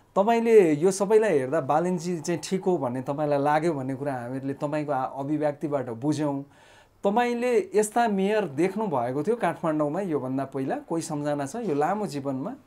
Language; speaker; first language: Nepali; native; Nepali